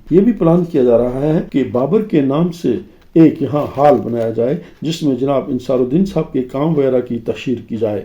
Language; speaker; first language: Urdu; native; Urdu